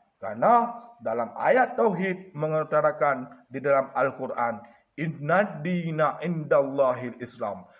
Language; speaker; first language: Malay; non-native, local second language; Achinese